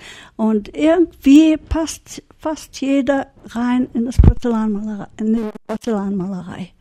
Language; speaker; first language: German; early bilingual, heritage; German